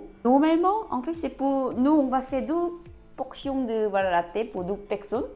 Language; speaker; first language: French; non-native, learner; Korean